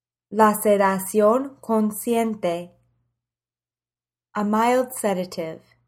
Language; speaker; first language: Spanish; non-native, fluent; English